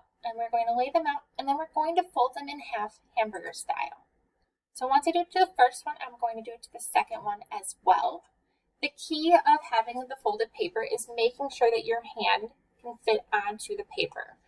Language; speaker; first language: English; native; English